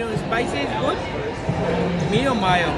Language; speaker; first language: English; non-native, learner; Spanish